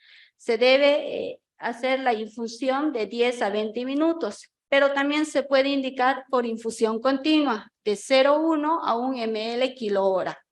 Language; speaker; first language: Spanish; native; Spanish